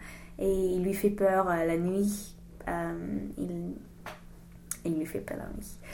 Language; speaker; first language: French; non-native, learner; English